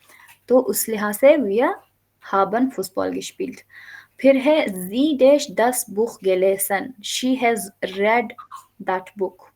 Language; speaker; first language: German; non-native, fluent; Urdu